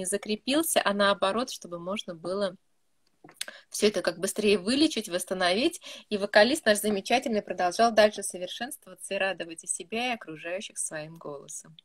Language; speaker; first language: Russian; native; Russian